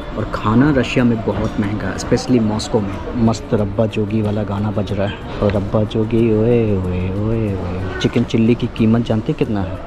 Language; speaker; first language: Hindi; native; Hindi